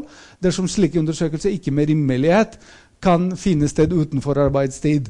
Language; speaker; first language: Norwegian; non-native, fluent; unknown